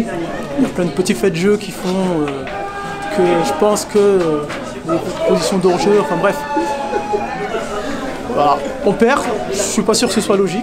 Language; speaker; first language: French; native; French